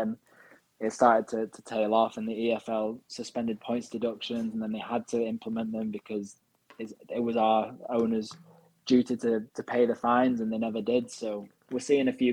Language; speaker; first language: English; native; English